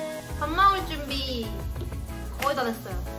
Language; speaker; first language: Korean; native; Korean